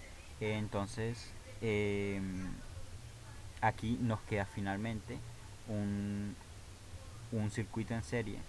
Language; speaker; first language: Spanish; native; Spanish